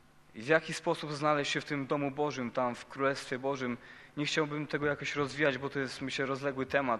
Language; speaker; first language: Polish; native; Polish